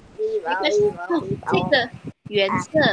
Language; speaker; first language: Chinese; non-native, learner; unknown